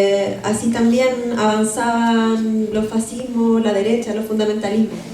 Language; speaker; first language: Spanish; native; Spanish